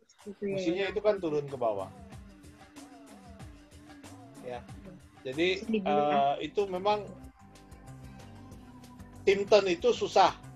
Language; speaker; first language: Indonesian; native; Indonesian